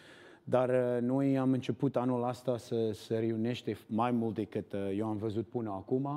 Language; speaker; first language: Romanian; non-native, learner; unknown